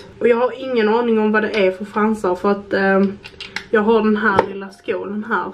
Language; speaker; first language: Swedish; native; Swedish